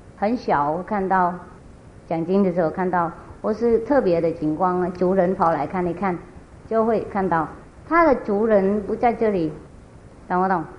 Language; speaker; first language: Chinese; non-native, fluent; Vietnamese